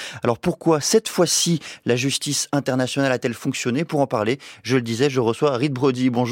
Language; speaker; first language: French; native; French